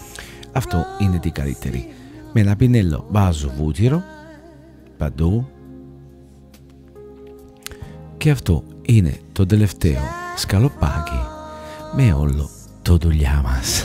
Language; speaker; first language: Greek; non-native, learner; Italian